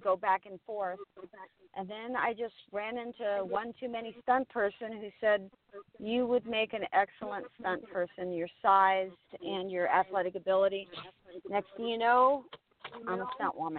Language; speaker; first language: English; native; English